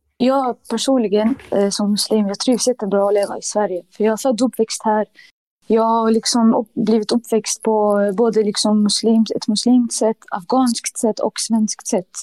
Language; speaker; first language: Swedish; early bilingual, other home language; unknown